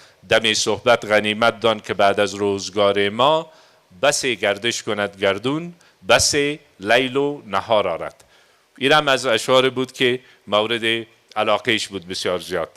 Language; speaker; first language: Persian; native; Persian